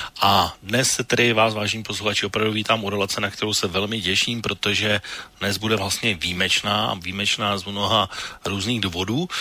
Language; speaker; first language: Czech; native; Czech